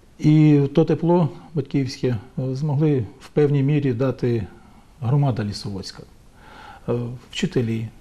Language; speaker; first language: Ukrainian; native; Ukrainian